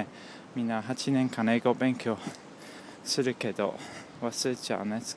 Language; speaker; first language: Japanese; non-native, learner; English